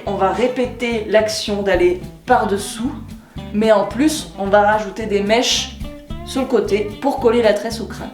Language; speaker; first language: French; native; French